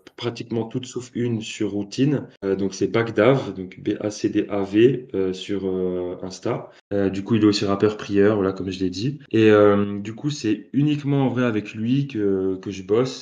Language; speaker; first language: French; native; French